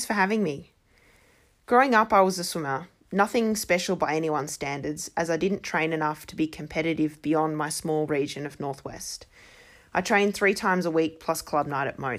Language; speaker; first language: English; native; English